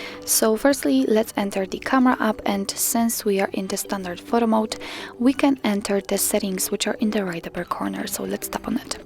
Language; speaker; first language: English; non-native, fluent; Polish